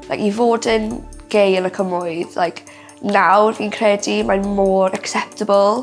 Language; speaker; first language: Welsh; non-native, local second language; English